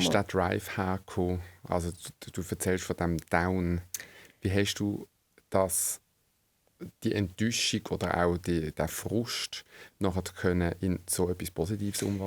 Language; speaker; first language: German; native; German